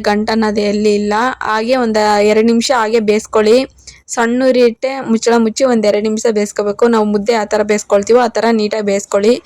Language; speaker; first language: Kannada; non-native, local second language; Telugu